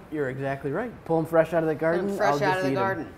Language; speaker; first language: English; native; English